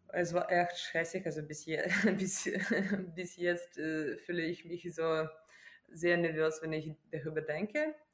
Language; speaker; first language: German; non-native, fluent; Ukrainian